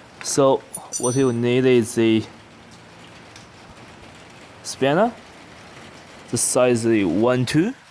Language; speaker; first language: English; non-native, learner; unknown